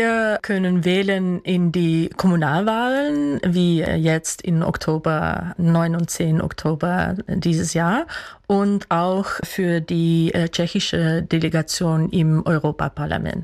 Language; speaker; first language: German; non-native, fluent; Dutch